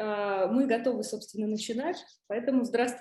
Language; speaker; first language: Russian; native; Russian